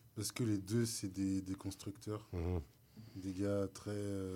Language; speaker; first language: French; native; French